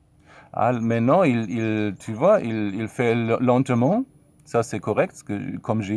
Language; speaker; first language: French; non-native, fluent; German